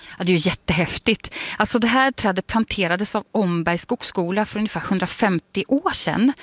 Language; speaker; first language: Swedish; native; Swedish